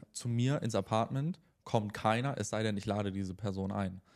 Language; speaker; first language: German; native; German